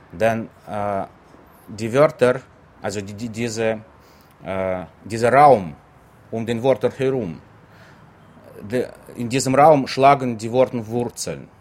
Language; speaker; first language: German; non-native, fluent; Russian